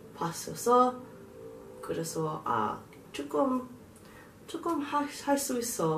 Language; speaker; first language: Korean; non-native, learner; English